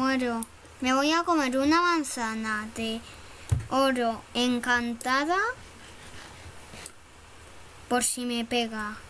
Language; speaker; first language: Spanish; native; Spanish